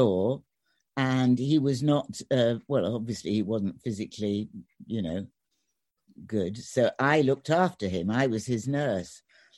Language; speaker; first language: English; native; English